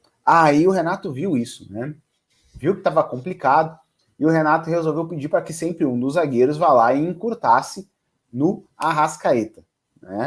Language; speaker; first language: Portuguese; native; Portuguese